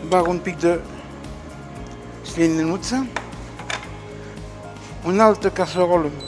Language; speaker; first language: Romanian; non-native, learner; French